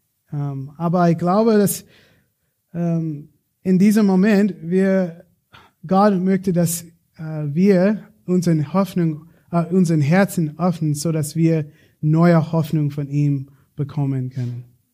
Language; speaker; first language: German; non-native, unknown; English